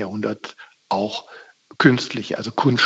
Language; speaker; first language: German; native; German